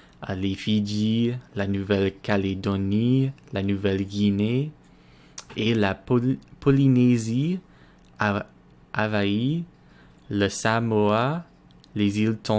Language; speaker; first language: French; non-native, learner; English